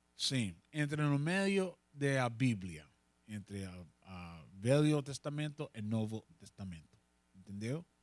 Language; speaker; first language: Portuguese; non-native, learner; Spanish